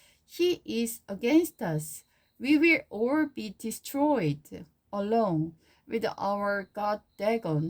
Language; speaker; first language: English; non-native, learner; Korean